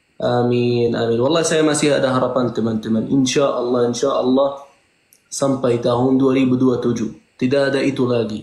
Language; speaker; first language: Indonesian; non-native, fluent; Arabic